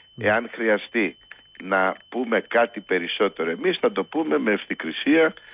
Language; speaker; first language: Greek; native; Greek